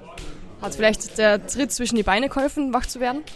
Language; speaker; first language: German; native; German